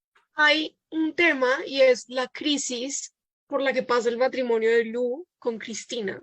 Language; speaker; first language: Spanish; native; Spanish